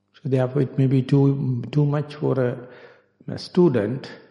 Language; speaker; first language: English; non-native, local second language; Sinhala